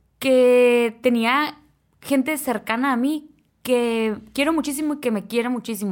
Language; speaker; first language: Spanish; native; Spanish